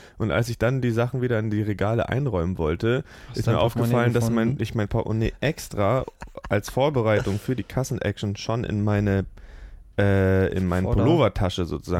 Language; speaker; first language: German; native; German